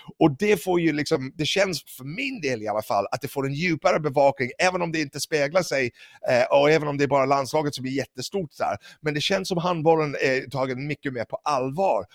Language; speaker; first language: Swedish; non-native, fluent; English